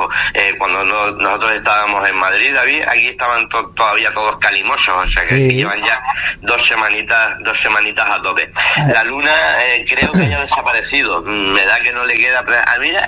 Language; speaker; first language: Spanish; native; Spanish